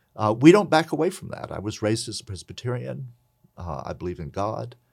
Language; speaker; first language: English; native; English